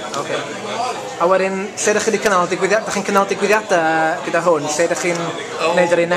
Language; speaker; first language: Welsh; native; Welsh